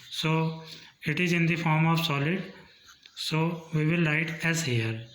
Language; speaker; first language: English; non-native, local second language; Hindi